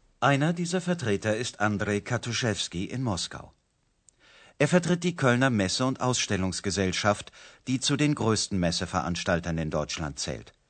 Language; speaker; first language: German; native; German